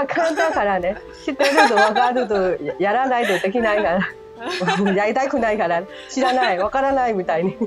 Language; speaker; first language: Japanese; non-native, fluent; Burmese